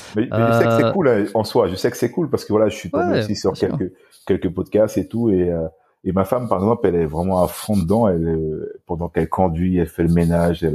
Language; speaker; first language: French; native; French